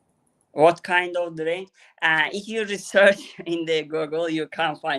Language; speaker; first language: English; non-native, learner; Azerbaijani